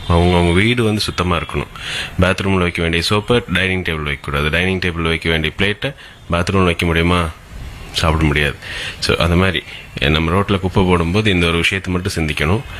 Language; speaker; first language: Tamil; native; Tamil